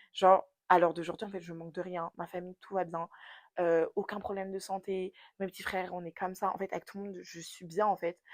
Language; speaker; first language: French; native; French